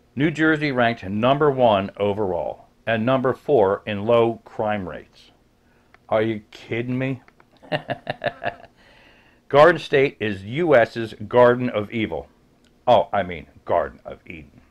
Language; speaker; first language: English; native; English